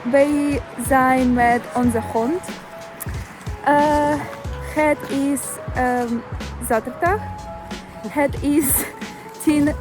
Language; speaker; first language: Dutch; non-native, learner; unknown